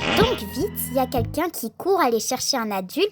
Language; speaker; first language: French; native; French